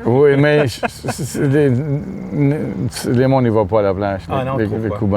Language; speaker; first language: French; non-native, fluent; Spanish